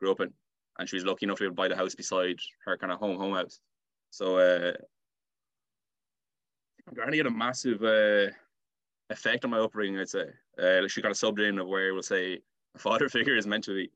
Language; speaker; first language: English; native; English